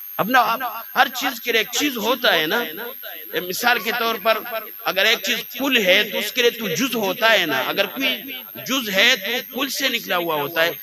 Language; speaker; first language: Urdu; non-native, local second language; Pashto